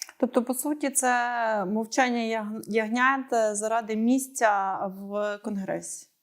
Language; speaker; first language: Ukrainian; native; Ukrainian